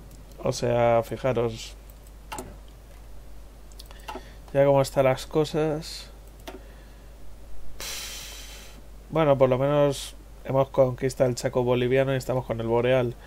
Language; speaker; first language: Spanish; native; Spanish